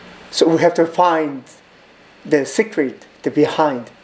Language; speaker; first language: English; non-native, learner; Korean